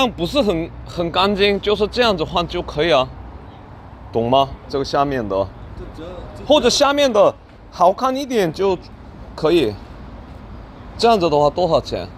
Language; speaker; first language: Chinese; non-native, learner; Korean